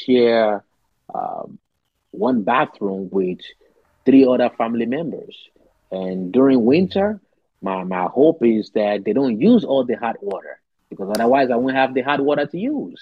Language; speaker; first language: English; non-native, local second language; Yoruba